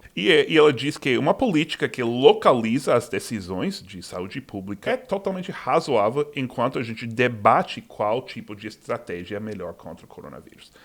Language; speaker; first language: Portuguese; non-native, fluent; English